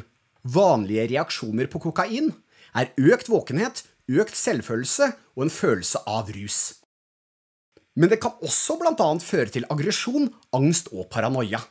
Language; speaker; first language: Norwegian; native; Norwegian